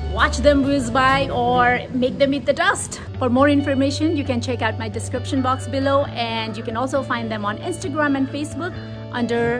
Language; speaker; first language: English; non-native, local second language; Nepali